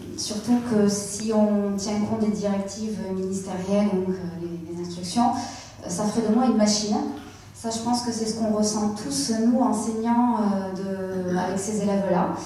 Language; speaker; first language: French; native; French